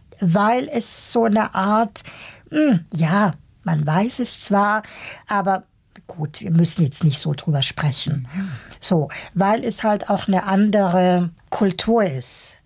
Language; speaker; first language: German; early bilingual, other home language; Bosnian